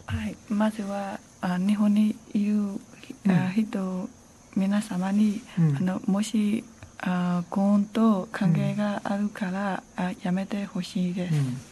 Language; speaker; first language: Japanese; non-native, learner; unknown